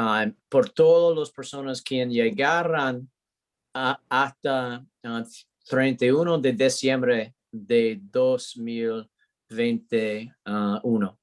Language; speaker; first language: Spanish; non-native, learner; English